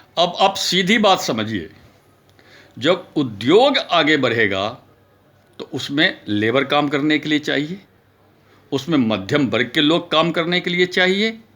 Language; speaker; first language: Hindi; native; Hindi